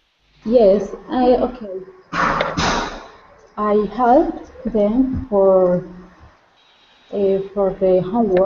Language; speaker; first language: English; non-native, learner; Spanish